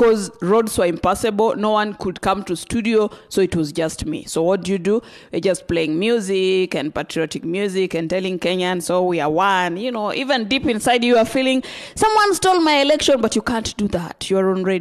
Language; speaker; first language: English; non-native, local second language; Luyia